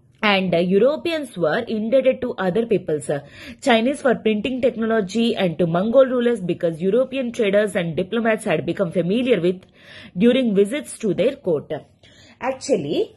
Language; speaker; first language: English; non-native, local second language; Telugu